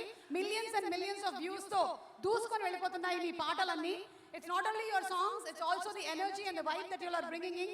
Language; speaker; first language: Telugu; native; Telugu